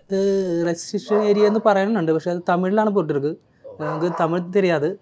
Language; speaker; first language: Tamil; non-native, learner; Malayalam